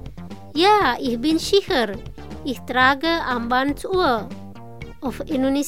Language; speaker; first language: German; non-native, fluent; Indonesian